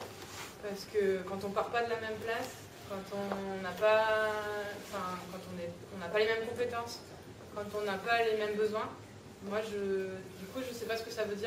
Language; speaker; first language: French; native; French